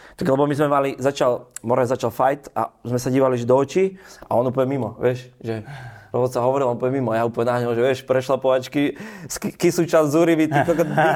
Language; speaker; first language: Slovak; native; Slovak